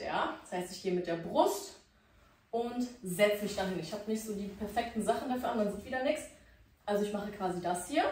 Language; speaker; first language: German; native; German